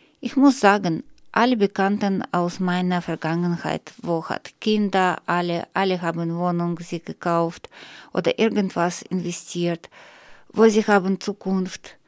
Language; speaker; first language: German; non-native, learner; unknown